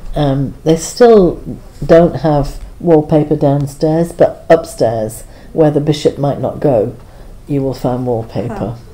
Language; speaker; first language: English; native; English